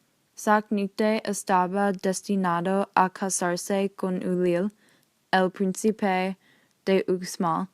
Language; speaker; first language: Spanish; non-native, learner; English